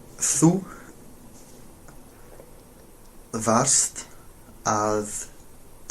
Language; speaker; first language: Icelandic; non-native, learner; English